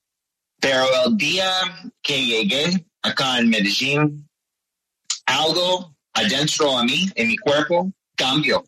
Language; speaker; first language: Spanish; non-native, learner; English